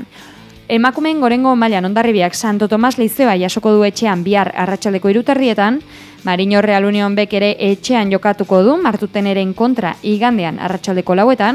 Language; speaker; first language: Basque; native; Basque